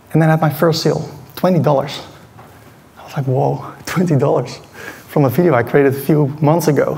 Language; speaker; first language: English; non-native, fluent; Dutch